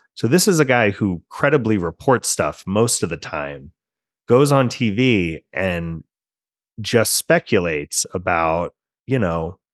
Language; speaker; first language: English; native; English